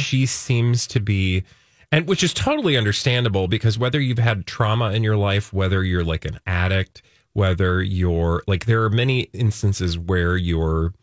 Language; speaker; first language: English; native; English